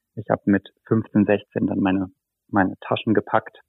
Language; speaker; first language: German; native; German